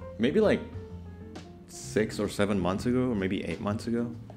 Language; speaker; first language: English; non-native, fluent; Indonesian